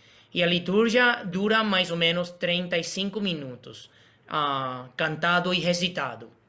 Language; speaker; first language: Portuguese; non-native, fluent; Spanish